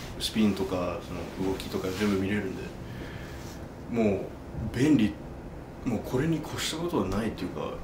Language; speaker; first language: Japanese; early bilingual, other home language; English